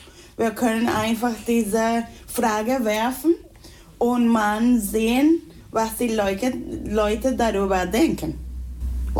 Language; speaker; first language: German; non-native, fluent; Spanish